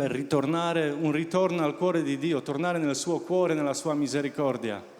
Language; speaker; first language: Italian; non-native, fluent; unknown